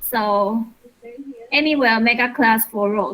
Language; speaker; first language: English; non-native, learner; Chinese